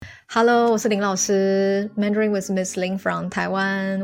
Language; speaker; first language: English; non-native, fluent; Chinese